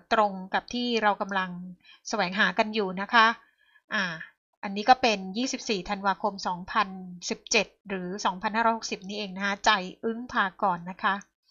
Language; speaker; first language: Thai; native; Thai